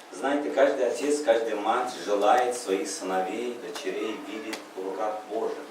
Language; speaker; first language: Russian; non-native, local second language; Uzbek